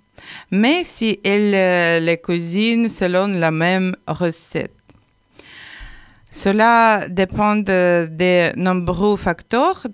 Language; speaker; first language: French; non-native, learner; Ukrainian